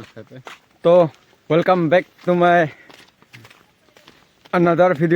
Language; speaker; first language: Hindi; non-native, local second language; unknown